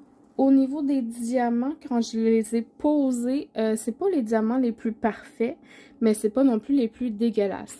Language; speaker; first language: French; native; French